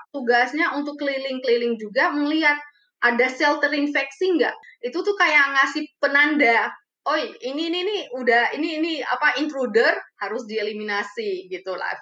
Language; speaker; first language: Indonesian; early bilingual, other home language; Romanian